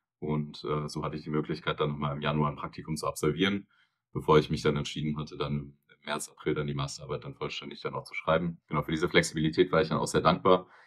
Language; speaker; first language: German; native; German